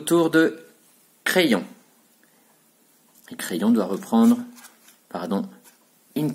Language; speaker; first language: French; native; French